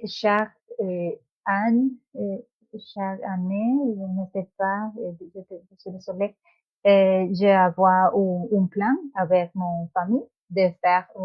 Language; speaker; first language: French; non-native, learner; Spanish